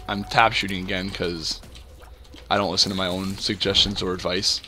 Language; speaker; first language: English; native; English